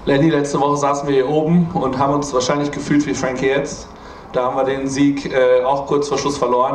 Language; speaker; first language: German; native; German